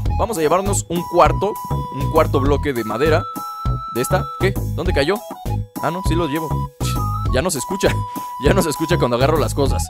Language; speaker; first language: Spanish; native; Spanish